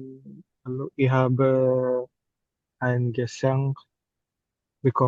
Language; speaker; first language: German; non-native, learner; Indonesian